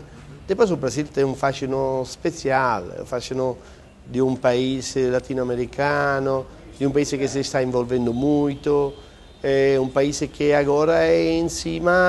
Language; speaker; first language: Portuguese; non-native, fluent; Italian